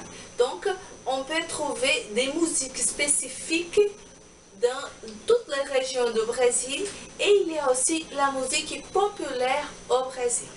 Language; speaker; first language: French; non-native, learner; Portuguese